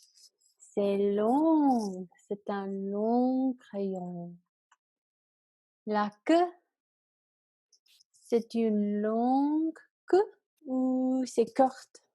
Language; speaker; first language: French; non-native, fluent; English